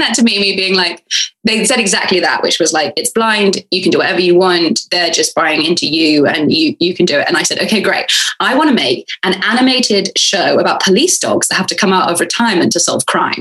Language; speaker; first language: English; native; English